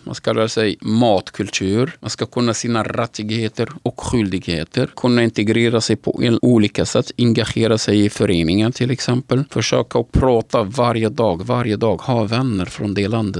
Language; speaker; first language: Swedish; non-native, fluent; Arabic